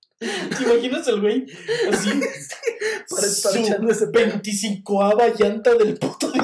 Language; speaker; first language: Spanish; native; Spanish